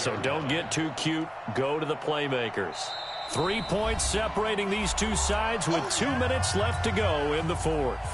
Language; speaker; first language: English; native; English